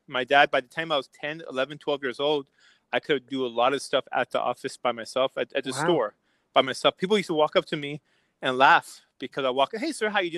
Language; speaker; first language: English; early bilingual, other home language; Persian